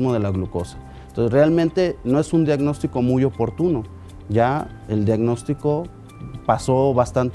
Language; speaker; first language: Spanish; native; Spanish